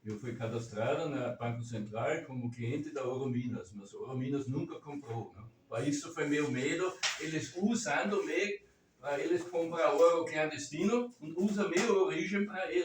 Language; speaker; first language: Portuguese; non-native, learner; German